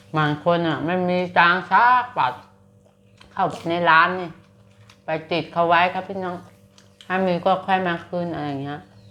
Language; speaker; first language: Thai; native; Thai